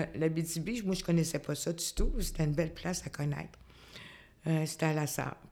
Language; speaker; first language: French; native; French